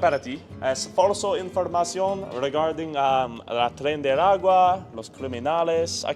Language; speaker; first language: Spanish; non-native, learner; English